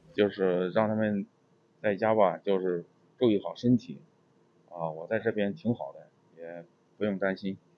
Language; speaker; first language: Chinese; native; Chinese